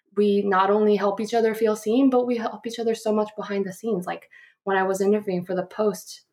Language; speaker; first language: English; early bilingual, other home language; Korean